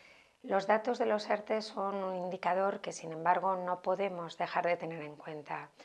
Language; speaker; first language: Spanish; native; Spanish